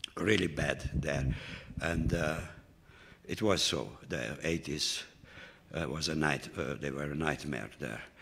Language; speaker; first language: English; non-native, fluent; Romanian